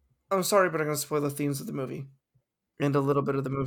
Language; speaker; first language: English; early bilingual, other home language; Spanish